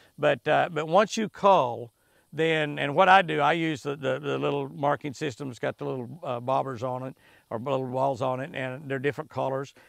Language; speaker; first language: English; native; English